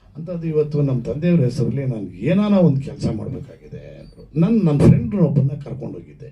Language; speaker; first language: Kannada; native; Kannada